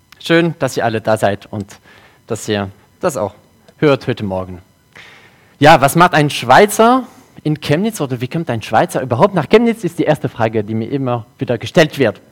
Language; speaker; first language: German; non-native, local second language; French